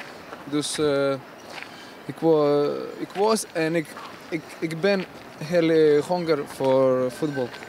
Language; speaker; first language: Dutch; non-native, learner; Ukrainian